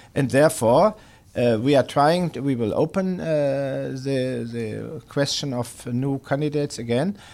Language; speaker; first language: English; non-native, fluent; German